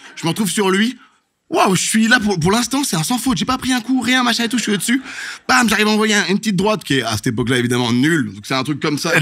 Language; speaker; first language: French; native; French